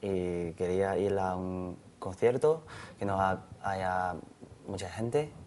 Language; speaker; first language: Spanish; non-native, learner; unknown